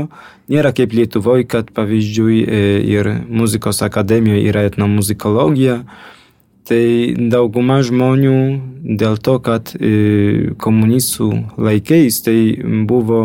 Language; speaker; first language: Lithuanian; non-native, fluent; Polish